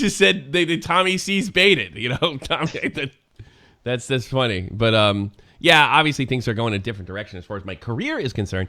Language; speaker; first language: English; native; English